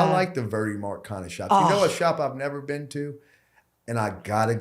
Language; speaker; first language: English; native; English